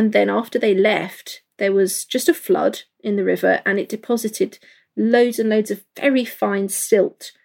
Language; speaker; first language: English; native; English